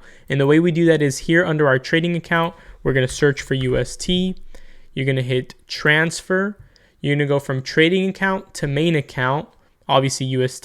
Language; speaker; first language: English; native; English